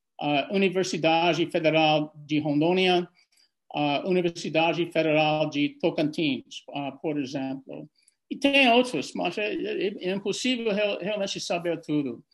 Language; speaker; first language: Portuguese; non-native, fluent; English